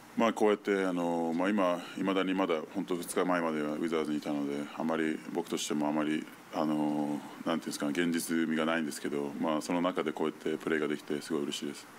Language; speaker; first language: Japanese; native; Japanese